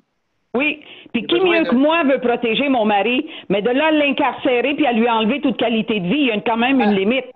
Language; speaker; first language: French; native; French